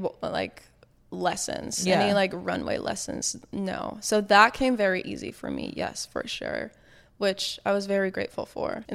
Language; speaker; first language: English; non-native, fluent; Dutch